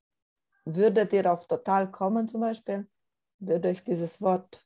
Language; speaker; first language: German; non-native, fluent; Romanian